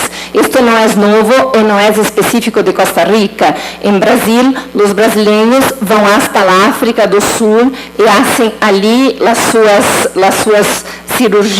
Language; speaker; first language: Spanish; non-native, learner; Portuguese